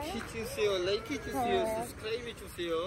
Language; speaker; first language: Korean; non-native, learner; Urdu